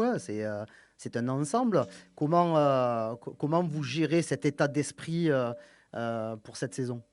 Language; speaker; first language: French; native; French